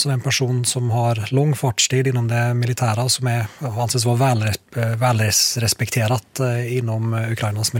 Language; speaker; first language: Swedish; native; Swedish